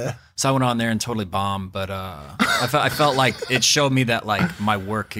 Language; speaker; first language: English; native; English